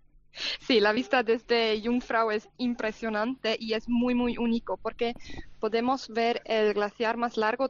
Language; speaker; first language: Spanish; non-native, fluent; German